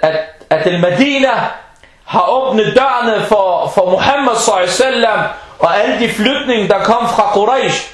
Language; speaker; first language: Danish; early bilingual, other home language; Urdu